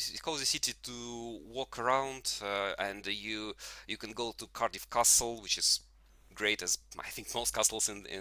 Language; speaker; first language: English; non-native, fluent; Russian